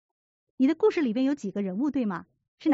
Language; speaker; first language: Chinese; native; Chinese